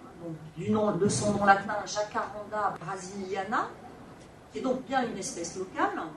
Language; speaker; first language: French; native; French